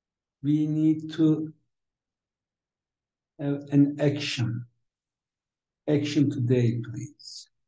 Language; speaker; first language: English; non-native, fluent; Turkish